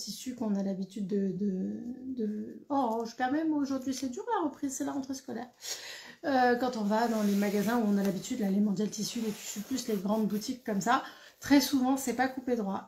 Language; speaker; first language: French; native; French